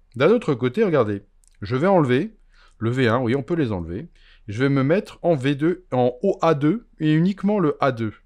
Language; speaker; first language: French; native; French